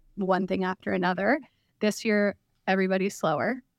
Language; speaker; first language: English; native; English